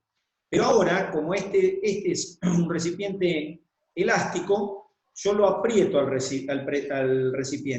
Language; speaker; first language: Spanish; native; Spanish